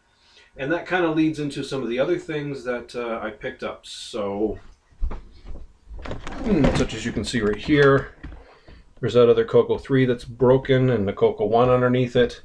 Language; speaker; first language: English; native; English